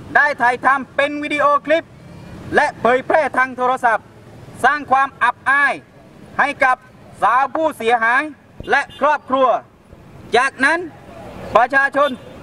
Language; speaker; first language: Thai; non-native, local second language; Pattani Malay